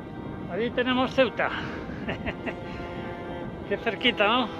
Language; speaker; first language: Spanish; native; Spanish